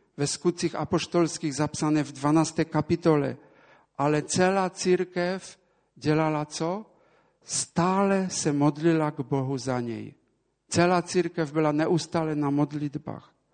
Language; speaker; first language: Czech; non-native, local second language; Polish